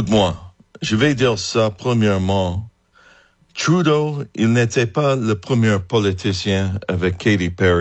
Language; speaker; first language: French; non-native, fluent; English